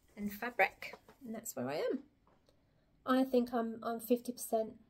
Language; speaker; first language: English; native; English